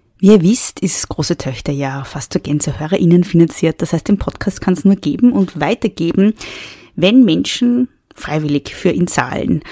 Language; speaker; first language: German; native; German